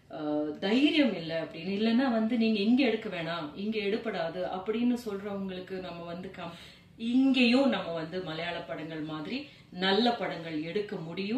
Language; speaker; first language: Tamil; native; Tamil